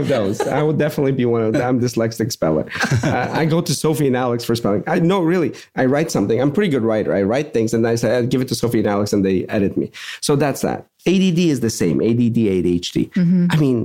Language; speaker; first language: English; native; English